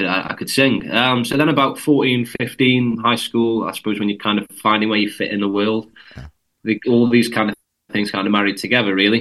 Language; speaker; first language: English; native; English